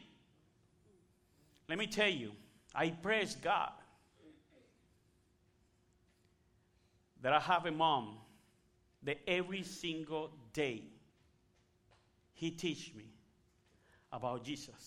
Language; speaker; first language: English; non-native, learner; Spanish